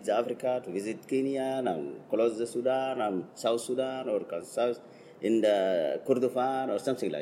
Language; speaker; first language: English; non-native, learner; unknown